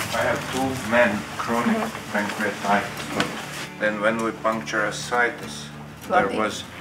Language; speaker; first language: English; non-native, fluent; Swedish